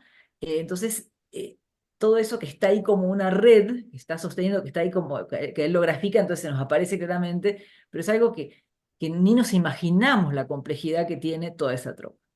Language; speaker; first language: Spanish; native; Spanish